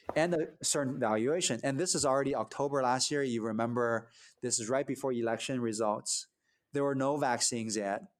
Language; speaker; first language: English; early bilingual, other home language; Chinese